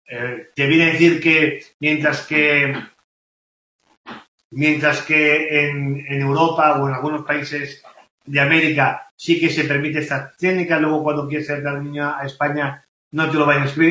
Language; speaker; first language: Spanish; native; Spanish